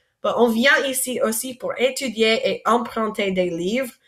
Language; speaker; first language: French; non-native, fluent; English